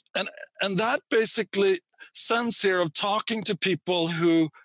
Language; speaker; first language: English; non-native, fluent; Swedish